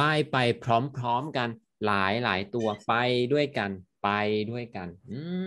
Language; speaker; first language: Thai; native; Thai